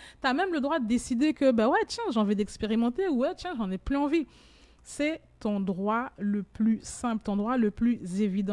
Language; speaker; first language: French; native; French